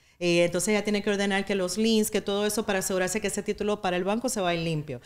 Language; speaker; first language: Spanish; native; Spanish